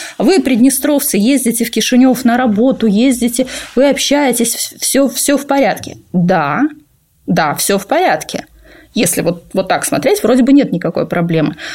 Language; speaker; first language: Russian; native; Russian